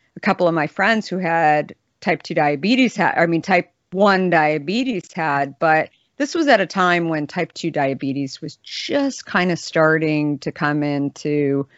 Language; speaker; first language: English; native; English